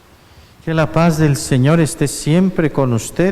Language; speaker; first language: Spanish; native; Spanish